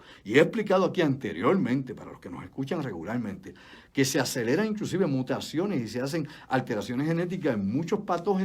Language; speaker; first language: Spanish; native; Spanish